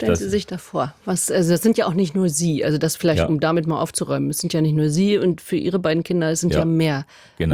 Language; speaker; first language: German; native; German